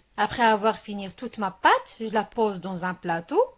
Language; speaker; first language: French; non-native, local second language; Arabic